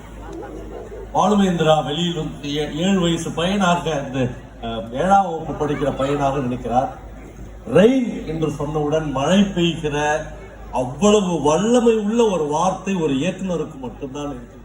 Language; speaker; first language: Tamil; native; Tamil